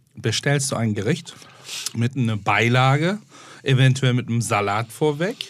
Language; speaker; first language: German; non-native, fluent; Turkish